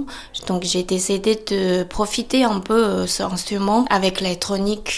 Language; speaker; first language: French; non-native, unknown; Chinese